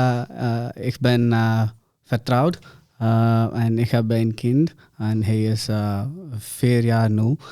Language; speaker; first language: Dutch; non-native, learner; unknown